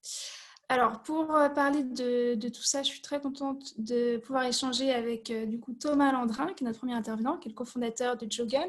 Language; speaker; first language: French; native; French